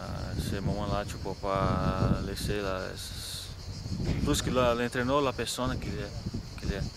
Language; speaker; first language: French; non-native, fluent; Portuguese